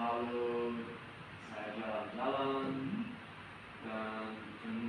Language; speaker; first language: Indonesian; non-native, learner; English